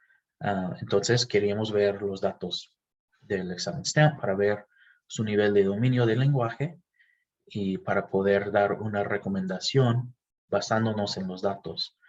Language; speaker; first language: Spanish; non-native, fluent; English